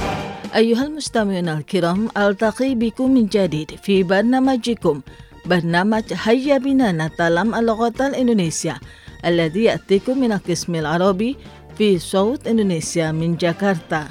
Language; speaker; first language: Arabic; non-native, fluent; Indonesian